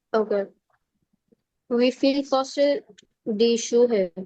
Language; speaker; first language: German; non-native, learner; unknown